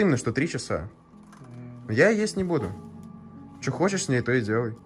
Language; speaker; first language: Russian; native; Russian